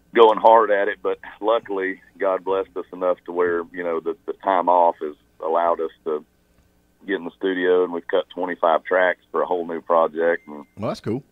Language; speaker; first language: English; native; English